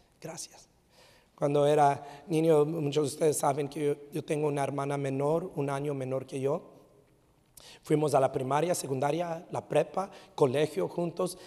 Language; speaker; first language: Spanish; early bilingual, heritage; Spanish